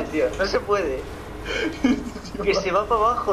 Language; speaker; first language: Spanish; native; Spanish